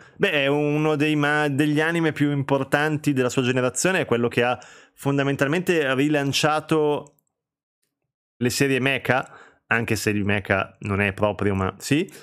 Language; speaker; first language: Italian; native; Italian